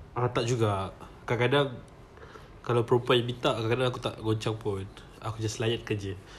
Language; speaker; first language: Malay; native; Malay